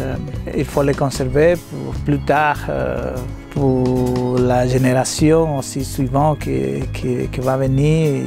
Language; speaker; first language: French; non-native, learner; Spanish